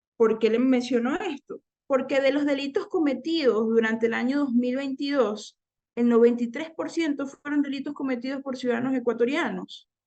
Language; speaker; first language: Spanish; native; Spanish